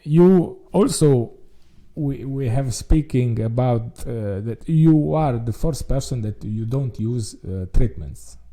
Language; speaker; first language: English; non-native, learner; Italian